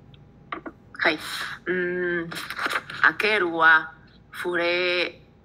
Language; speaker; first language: Japanese; non-native, learner; Spanish